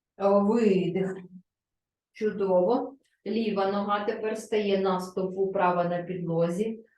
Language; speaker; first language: Ukrainian; non-native, local second language; Russian